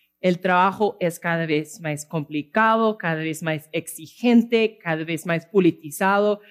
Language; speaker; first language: Spanish; non-native, fluent; English